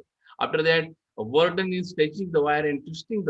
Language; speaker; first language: English; non-native, local second language; Marathi